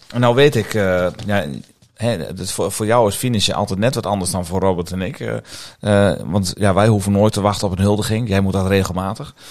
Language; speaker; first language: Dutch; native; Dutch